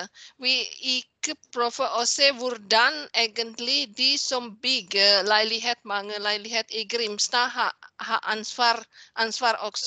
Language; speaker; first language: Norwegian; non-native, learner; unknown